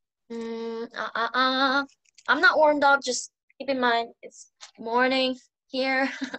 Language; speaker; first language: English; non-native, fluent; Korean